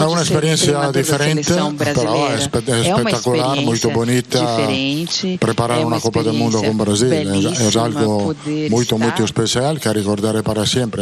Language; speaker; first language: Portuguese; non-native, fluent; Italian